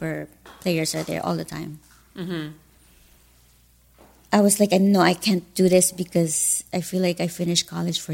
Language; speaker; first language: English; non-native, local second language; Filipino